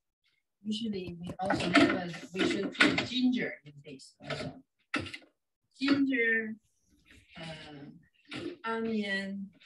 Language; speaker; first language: English; non-native, fluent; Chinese